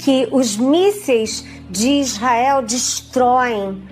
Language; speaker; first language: Portuguese; native; Portuguese